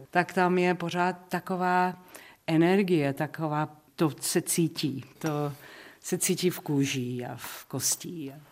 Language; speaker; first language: Czech; early bilingual, heritage; Czech